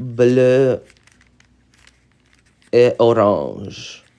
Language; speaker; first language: French; non-native, learner; Russian